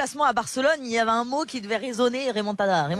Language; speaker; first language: French; native; French